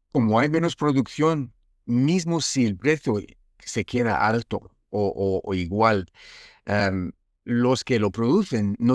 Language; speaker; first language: Spanish; non-native, fluent; French